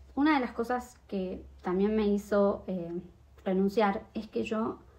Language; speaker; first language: Spanish; native; Spanish